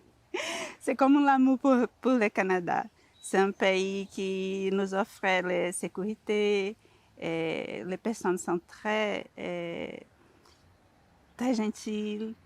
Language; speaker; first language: French; non-native, learner; Portuguese